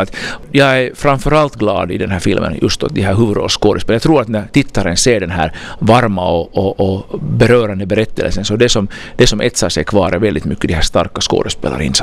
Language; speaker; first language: Swedish; native; Swedish